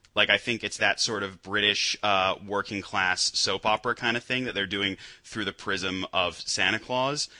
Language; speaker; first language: English; native; English